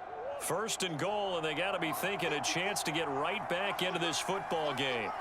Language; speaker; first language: English; native; English